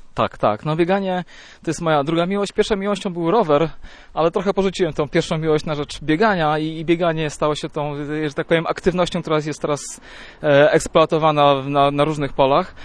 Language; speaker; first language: Polish; native; Polish